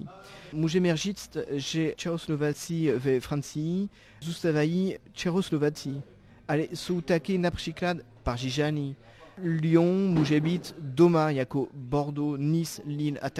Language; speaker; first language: Czech; non-native, fluent; French